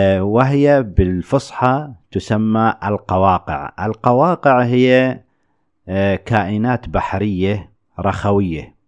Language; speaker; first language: Arabic; native; Arabic